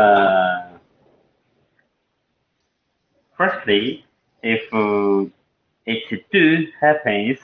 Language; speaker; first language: English; non-native, learner; Chinese